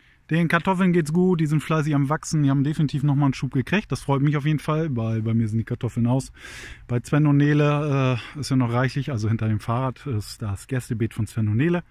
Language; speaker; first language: German; native; German